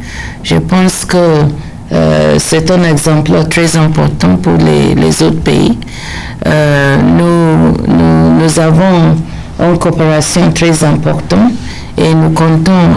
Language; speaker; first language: French; non-native, learner; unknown